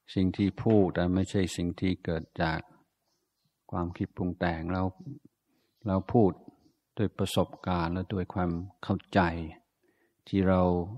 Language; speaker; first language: Thai; non-native, fluent; English